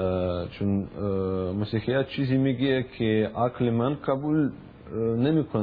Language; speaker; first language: Persian; non-native, learner; Russian